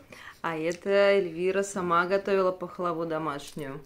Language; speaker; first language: Russian; native; Russian